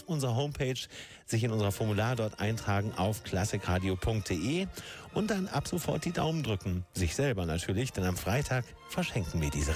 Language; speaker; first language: German; native; German